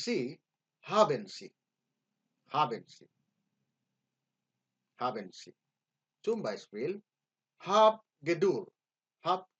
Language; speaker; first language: German; non-native, learner; Indonesian